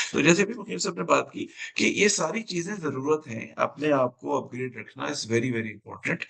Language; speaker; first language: Urdu; native; Urdu